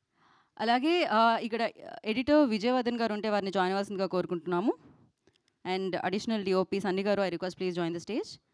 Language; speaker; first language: Telugu; native; Telugu